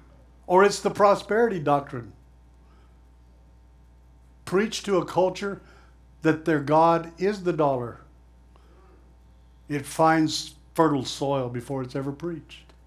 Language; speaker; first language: English; native; English